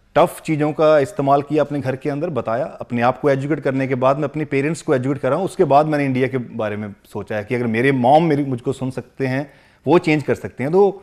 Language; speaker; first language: Hindi; non-native, local second language; Punjabi